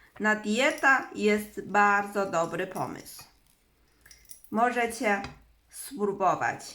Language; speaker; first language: Polish; non-native, learner; Chinese